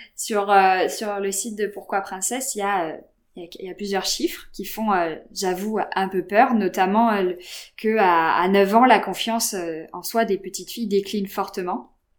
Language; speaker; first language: French; native; French